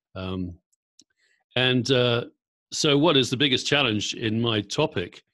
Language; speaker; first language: English; native; English